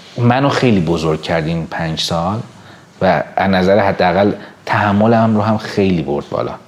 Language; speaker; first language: Persian; native; Persian